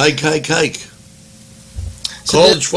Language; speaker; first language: English; native; English